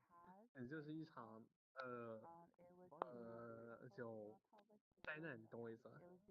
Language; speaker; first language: Chinese; non-native, fluent; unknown